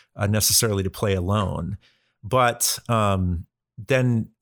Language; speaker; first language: English; native; English